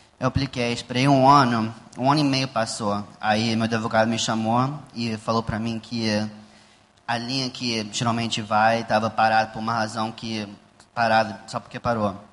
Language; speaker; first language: Portuguese; early bilingual, heritage; Portuguese